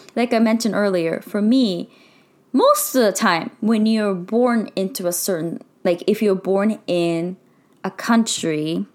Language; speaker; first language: English; early bilingual, heritage; Japanese